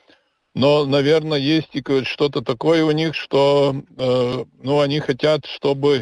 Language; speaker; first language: Russian; non-native, local second language; Latvian